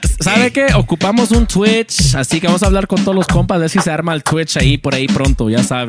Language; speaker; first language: Spanish; early bilingual, other home language; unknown